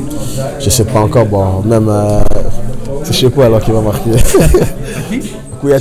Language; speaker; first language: French; non-native, local second language; Lingala